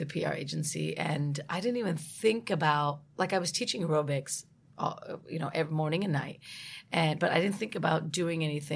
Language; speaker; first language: English; native; English